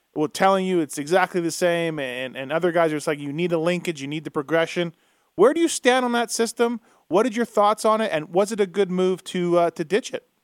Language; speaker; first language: English; native; English